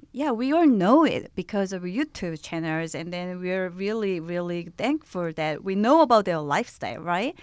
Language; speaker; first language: English; non-native, fluent; Korean